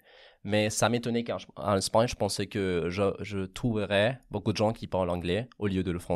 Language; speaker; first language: French; non-native, fluent; Catalan